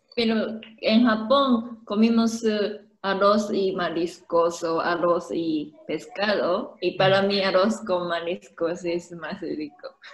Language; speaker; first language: Spanish; non-native, learner; Japanese